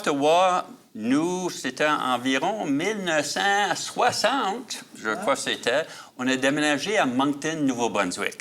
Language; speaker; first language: French; native; French